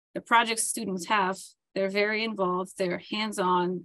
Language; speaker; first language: English; non-native, fluent; Ukrainian